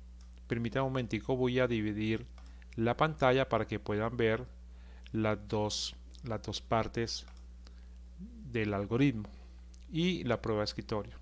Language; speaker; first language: Spanish; native; Spanish